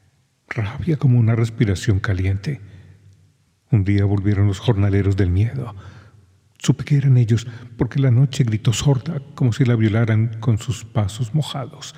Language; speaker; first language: Spanish; native; Spanish